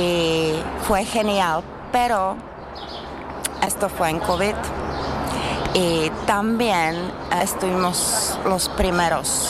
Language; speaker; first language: Spanish; non-native, fluent; Czech